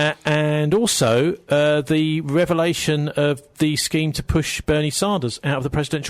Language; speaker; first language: English; native; English